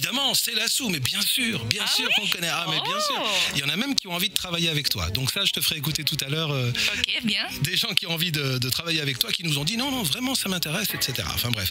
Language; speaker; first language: French; native; French